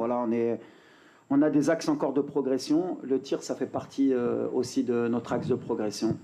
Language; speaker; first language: French; native; French